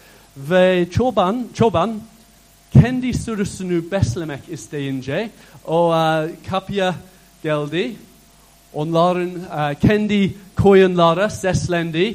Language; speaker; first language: Turkish; non-native, fluent; English